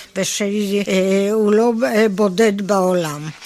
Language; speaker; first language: Hebrew; native; Hebrew